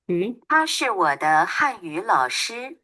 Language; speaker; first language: Chinese; non-native, learner; Bangla